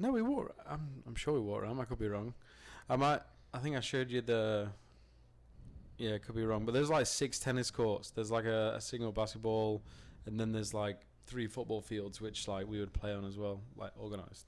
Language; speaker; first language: English; native; English